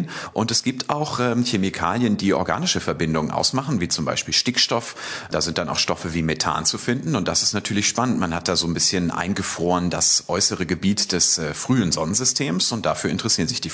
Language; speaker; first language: German; native; German